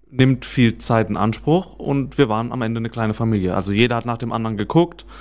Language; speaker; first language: German; native; German